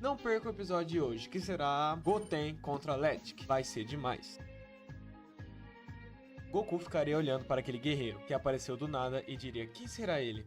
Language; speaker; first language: Portuguese; native; Portuguese